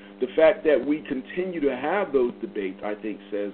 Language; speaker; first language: English; native; English